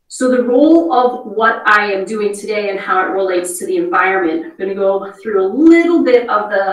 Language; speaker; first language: English; native; English